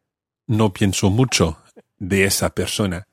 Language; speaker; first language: Spanish; non-native, fluent; English